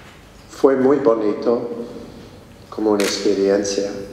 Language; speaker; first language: Spanish; non-native, fluent; English